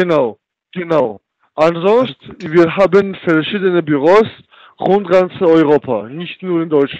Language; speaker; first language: German; non-native, learner; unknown